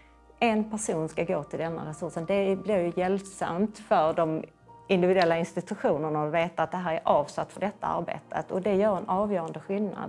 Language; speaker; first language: Swedish; native; Swedish